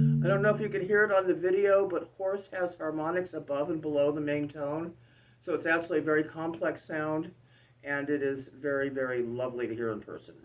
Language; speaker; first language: English; native; English